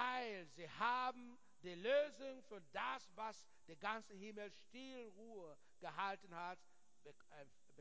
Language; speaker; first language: German; non-native, learner; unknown